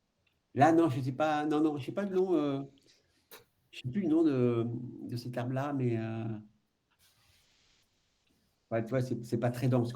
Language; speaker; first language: French; native; French